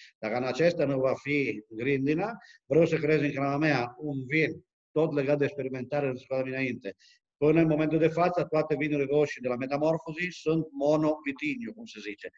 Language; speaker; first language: Romanian; non-native, fluent; Italian